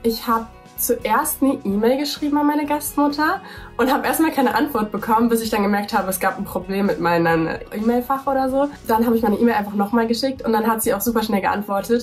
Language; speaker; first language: German; native; German